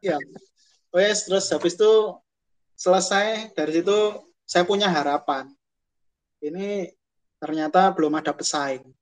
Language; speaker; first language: Indonesian; native; Indonesian